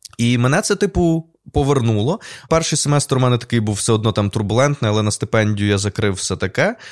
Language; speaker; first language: Ukrainian; non-native, local second language; Russian